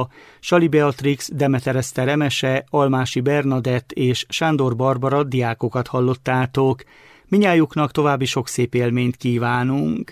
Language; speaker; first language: Hungarian; native; Hungarian